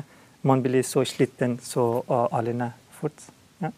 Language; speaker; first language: Norwegian; non-native, learner; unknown